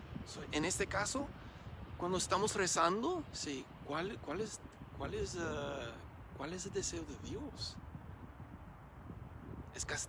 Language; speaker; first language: Spanish; non-native, learner; English